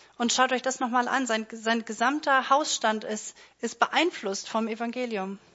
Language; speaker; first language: German; native; German